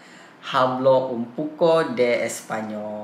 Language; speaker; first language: Spanish; non-native, learner; Malay